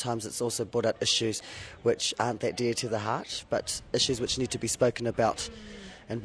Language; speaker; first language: English; native; English